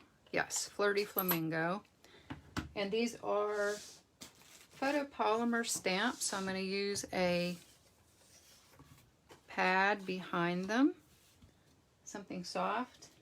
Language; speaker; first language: English; native; English